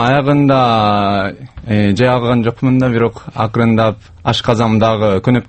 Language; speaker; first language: Kyrgyz; non-native, learner; Japanese